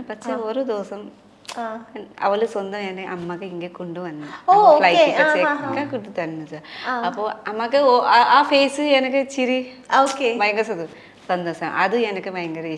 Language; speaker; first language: Malayalam; non-native, learner; Nepali